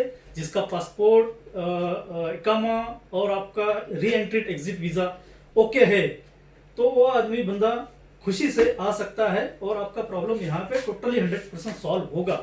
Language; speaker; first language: Hindi; native; Hindi